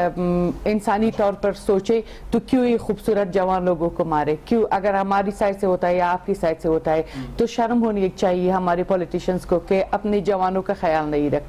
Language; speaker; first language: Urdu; non-native, fluent; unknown